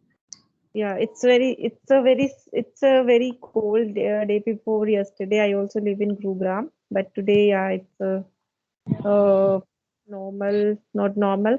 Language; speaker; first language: English; non-native, fluent; Hindi